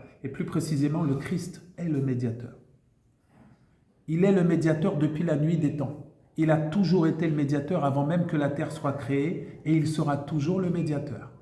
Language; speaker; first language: French; native; French